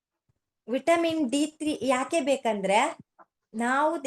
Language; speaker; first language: Kannada; native; Kannada